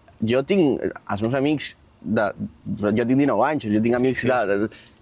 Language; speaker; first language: Catalan; native; Catalan